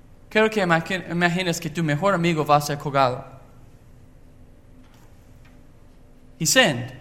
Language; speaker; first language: Spanish; non-native, learner; English